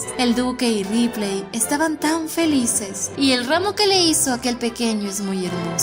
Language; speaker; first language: Spanish; native; Spanish